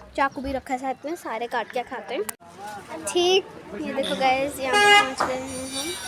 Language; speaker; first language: Hindi; native; Hindi